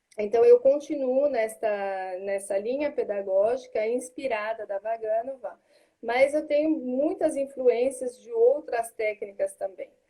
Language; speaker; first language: Portuguese; native; Portuguese